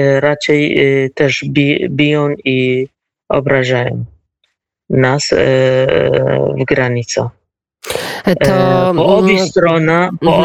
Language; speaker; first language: Polish; non-native, learner; Kurdish